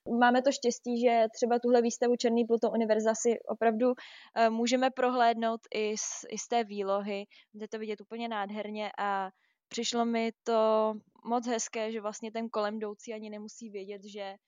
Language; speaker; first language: Czech; native; Czech